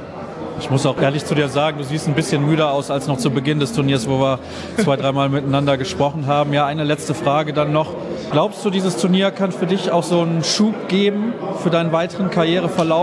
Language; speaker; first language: German; native; German